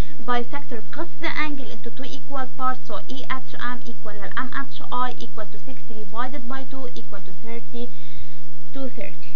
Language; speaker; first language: English; non-native, local second language; Arabic